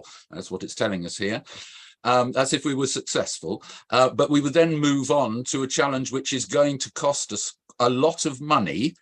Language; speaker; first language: English; native; English